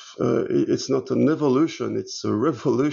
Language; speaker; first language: English; non-native, fluent; French